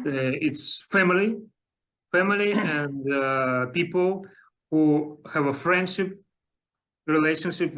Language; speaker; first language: English; non-native, learner; Russian